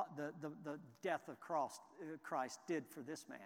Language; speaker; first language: English; native; English